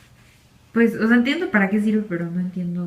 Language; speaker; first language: Spanish; native; Spanish